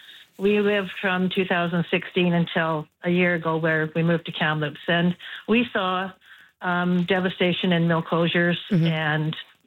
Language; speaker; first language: English; native; English